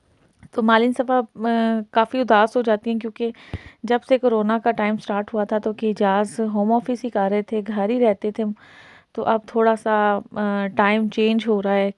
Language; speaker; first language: Hindi; native; Hindi